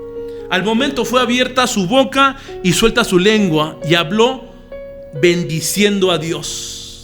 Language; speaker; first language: Spanish; native; Spanish